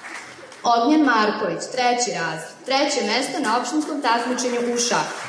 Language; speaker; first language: Serbian; native; Serbian